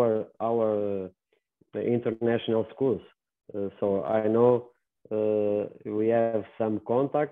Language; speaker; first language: English; non-native, learner; Portuguese